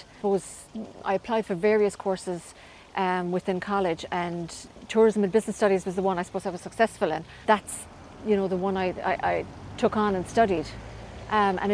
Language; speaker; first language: English; native; English